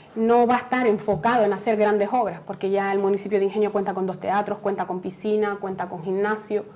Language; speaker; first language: Spanish; native; Spanish